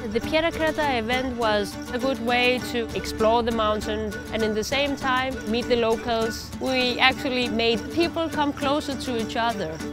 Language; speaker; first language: English; non-native, fluent; Greek